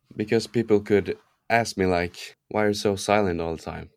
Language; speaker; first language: English; non-native, fluent; Norwegian